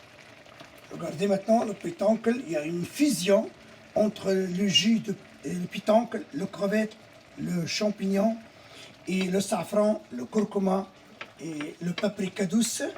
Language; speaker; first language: French; non-native, fluent; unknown